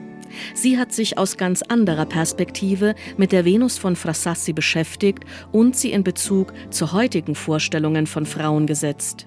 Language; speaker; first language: German; native; German